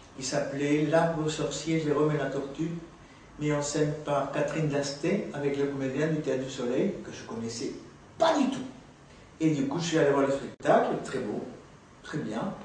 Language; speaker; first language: French; non-native, fluent; Spanish